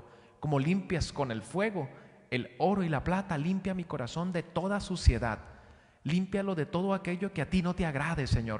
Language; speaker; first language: Spanish; native; Spanish